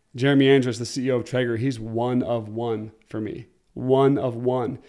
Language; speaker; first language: English; native; English